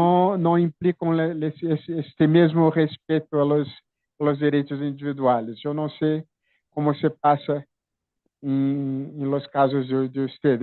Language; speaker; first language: Spanish; non-native, fluent; Portuguese